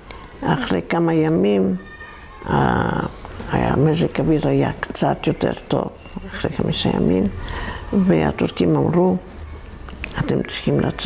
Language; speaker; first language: Hebrew; non-native, fluent; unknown